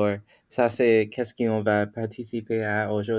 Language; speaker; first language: French; non-native, learner; English